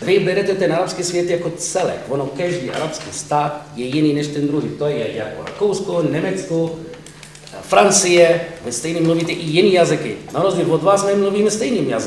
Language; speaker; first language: Czech; non-native, fluent; Arabic